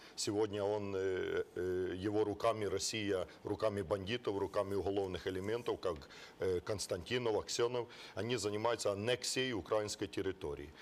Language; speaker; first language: Russian; non-native, local second language; Ukrainian